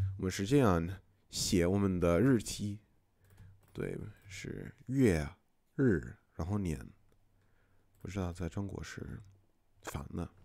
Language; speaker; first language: Chinese; non-native, fluent; English